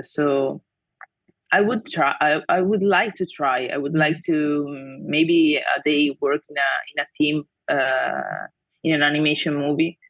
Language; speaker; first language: English; non-native, fluent; Italian